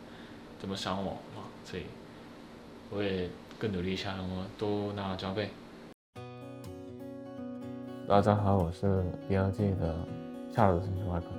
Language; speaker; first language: Chinese; non-native, fluent; Korean